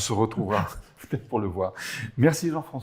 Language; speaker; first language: French; native; French